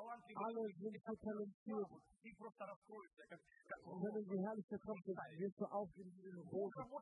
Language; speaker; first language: German; non-native, fluent; Russian